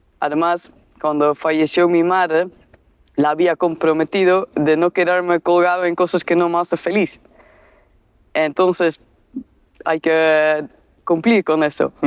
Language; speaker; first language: Spanish; non-native, fluent; Dutch